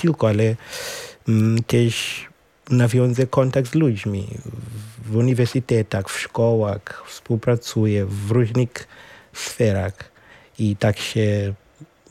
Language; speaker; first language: Ukrainian; non-native, learner; Shona